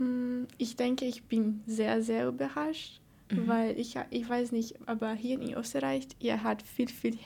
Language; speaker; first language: German; non-native, learner; Portuguese